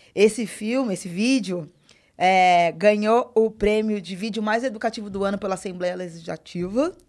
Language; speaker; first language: Portuguese; native; Portuguese